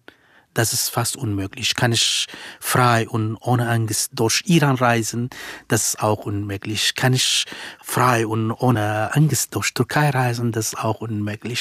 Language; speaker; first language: German; non-native, fluent; Kurdish